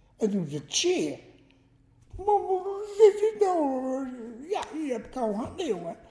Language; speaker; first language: Dutch; early bilingual, other home language; Malay